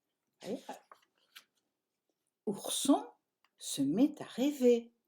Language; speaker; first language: French; native; French